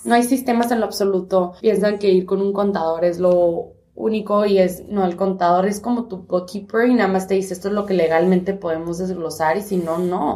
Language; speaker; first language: Spanish; early bilingual, heritage; Spanish